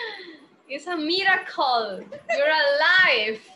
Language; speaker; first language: English; non-native, fluent; Spanish